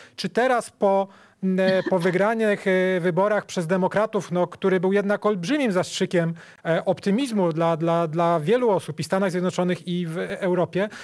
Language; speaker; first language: Polish; native; Polish